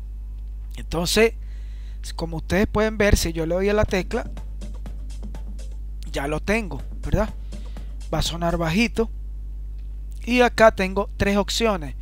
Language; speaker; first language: Spanish; native; Spanish